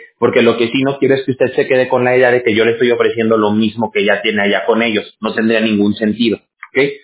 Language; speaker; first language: Spanish; native; Spanish